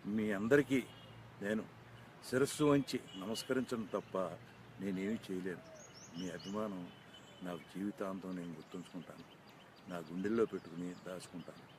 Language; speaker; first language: Telugu; native; Telugu